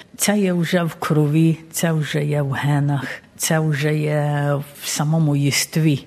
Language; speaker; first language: Ukrainian; early bilingual, heritage; Ukrainian